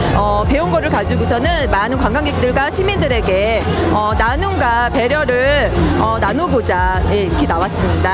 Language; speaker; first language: Korean; native; Korean